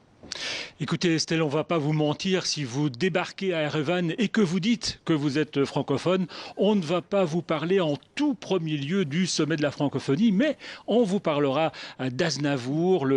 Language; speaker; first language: French; native; French